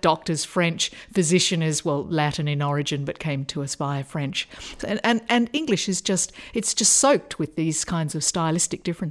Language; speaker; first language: English; native; English